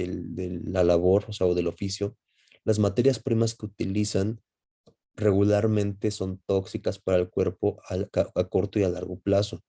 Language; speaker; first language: Spanish; native; Spanish